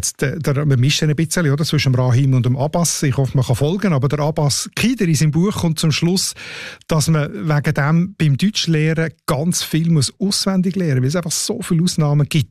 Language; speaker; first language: German; native; German